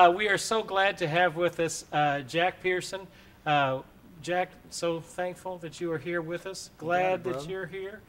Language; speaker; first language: English; native; English